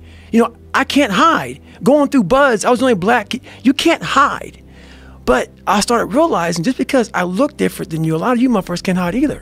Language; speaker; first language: English; native; English